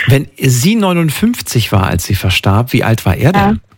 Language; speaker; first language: German; native; German